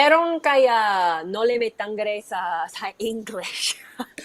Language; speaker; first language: Filipino; early bilingual, heritage; English